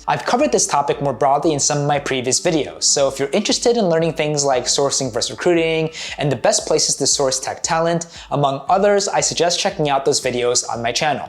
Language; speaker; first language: English; native; English